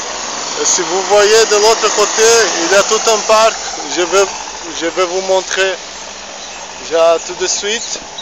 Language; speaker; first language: French; non-native, fluent; Portuguese